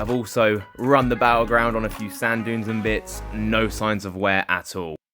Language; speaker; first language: English; native; English